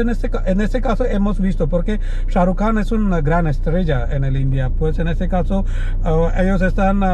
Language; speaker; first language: Spanish; non-native, learner; Malayalam